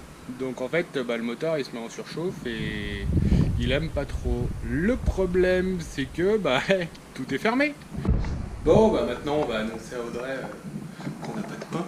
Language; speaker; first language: French; native; French